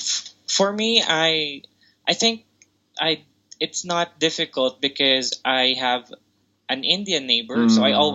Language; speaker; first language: English; non-native, local second language; Filipino